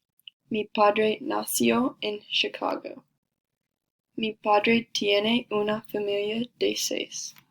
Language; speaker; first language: Spanish; non-native, learner; English